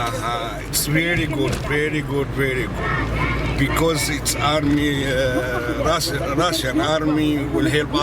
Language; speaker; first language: English; non-native, learner; Arabic